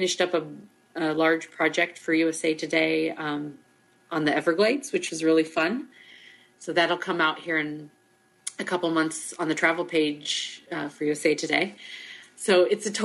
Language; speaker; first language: English; native; English